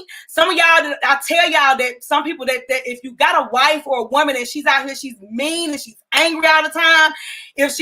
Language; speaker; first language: English; native; English